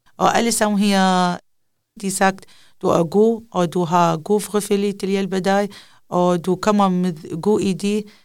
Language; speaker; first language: Danish; non-native, learner; Arabic